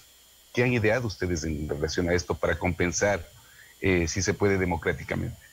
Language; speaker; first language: Spanish; native; Spanish